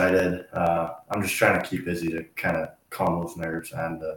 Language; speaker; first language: English; native; English